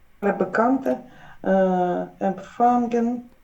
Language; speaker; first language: German; non-native, learner; Ukrainian